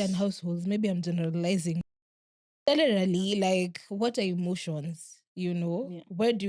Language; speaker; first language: English; non-native, local second language; Swahili